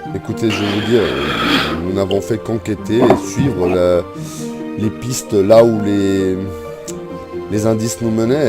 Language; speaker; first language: French; native; French